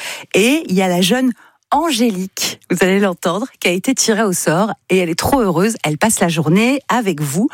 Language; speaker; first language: French; native; French